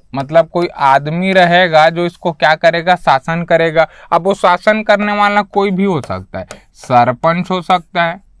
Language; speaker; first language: Hindi; native; Hindi